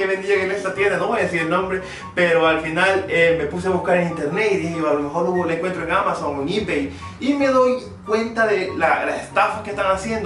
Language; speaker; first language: Spanish; early bilingual, other home language; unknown